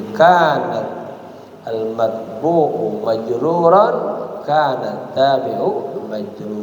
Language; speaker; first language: Arabic; non-native, fluent; Indonesian